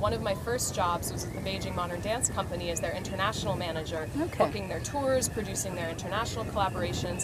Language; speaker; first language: English; native; English